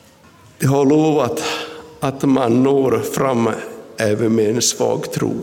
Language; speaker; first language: Swedish; non-native, local second language; Finnish